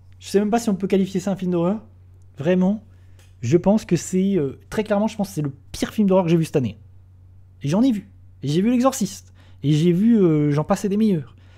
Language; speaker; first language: French; native; French